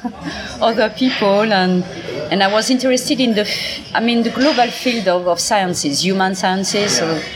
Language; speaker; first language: English; non-native, fluent; French